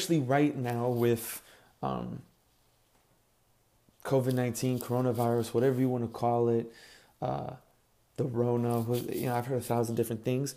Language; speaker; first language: English; native; English